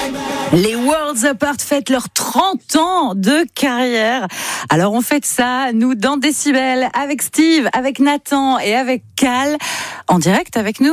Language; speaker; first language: French; native; French